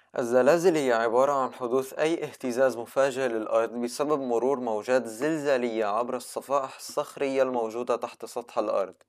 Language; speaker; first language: Arabic; native; Arabic